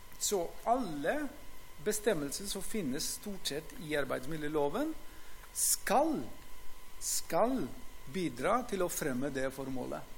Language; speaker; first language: Norwegian; non-native, fluent; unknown